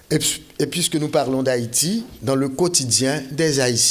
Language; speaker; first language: French; non-native, local second language; Haitian Creole